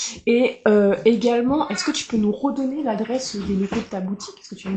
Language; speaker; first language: French; native; French